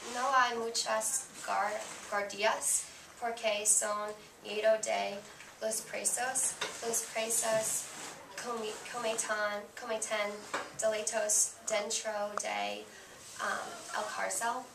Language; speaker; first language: Spanish; non-native, learner; English